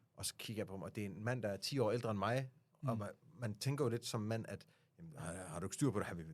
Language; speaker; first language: Danish; early bilingual, other home language; Arabic